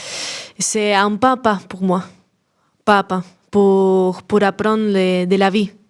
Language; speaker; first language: French; non-native, learner; Spanish